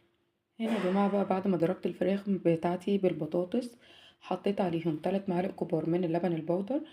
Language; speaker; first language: Arabic; native; Arabic